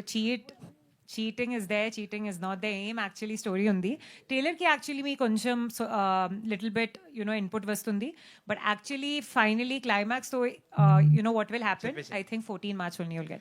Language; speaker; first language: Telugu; non-native, learner; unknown